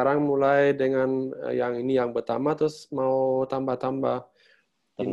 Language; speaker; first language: Indonesian; non-native, fluent; German